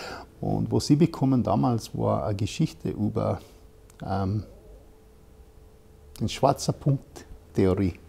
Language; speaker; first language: German; non-native, fluent; English